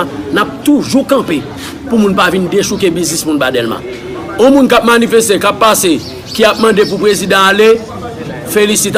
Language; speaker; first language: Haitian Creole; native; Haitian Creole